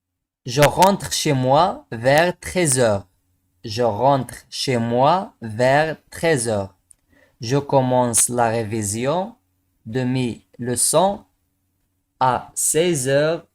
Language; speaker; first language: French; non-native, local second language; Arabic